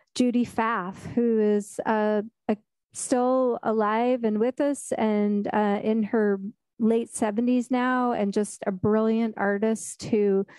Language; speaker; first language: English; native; English